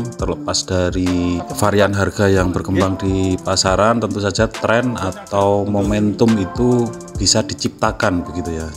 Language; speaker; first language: Indonesian; native; Indonesian